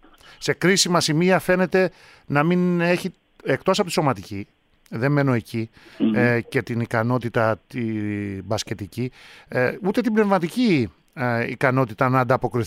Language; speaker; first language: Greek; native; Greek